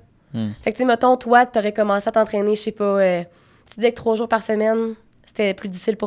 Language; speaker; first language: French; native; French